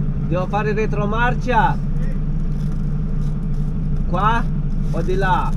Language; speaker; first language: Italian; non-native, fluent; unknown